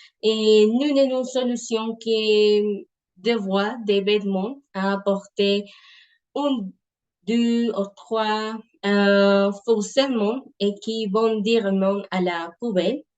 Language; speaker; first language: French; non-native, learner; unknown